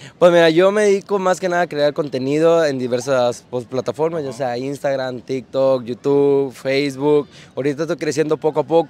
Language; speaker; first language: Spanish; native; Spanish